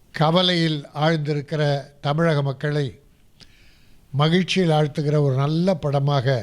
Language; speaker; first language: Tamil; native; Tamil